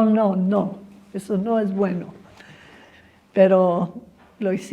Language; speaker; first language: Spanish; early bilingual, other home language; English